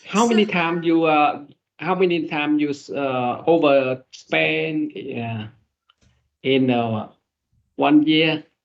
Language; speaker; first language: English; non-native, learner; Vietnamese